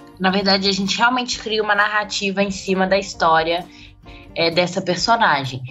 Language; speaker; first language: Portuguese; native; Portuguese